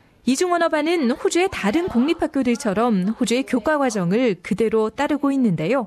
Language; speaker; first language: Korean; native; Korean